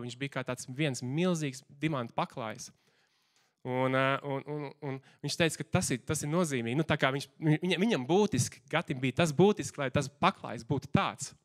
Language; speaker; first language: Latvian; native; Latvian